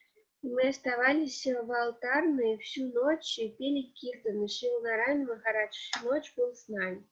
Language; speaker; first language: Russian; native; Russian